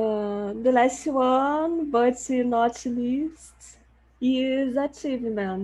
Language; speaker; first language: English; non-native, learner; Portuguese